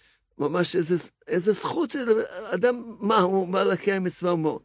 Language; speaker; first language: Hebrew; non-native, fluent; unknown